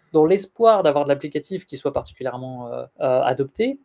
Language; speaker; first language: French; native; French